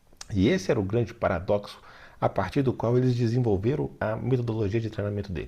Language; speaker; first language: Portuguese; native; Portuguese